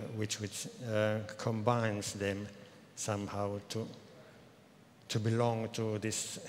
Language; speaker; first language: English; non-native, fluent; Finnish